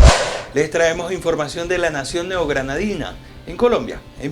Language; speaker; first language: Spanish; native; Spanish